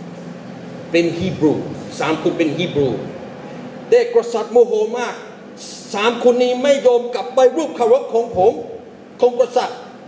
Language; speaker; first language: Thai; non-native, fluent; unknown